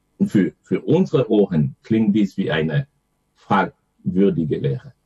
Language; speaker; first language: German; non-native, fluent; French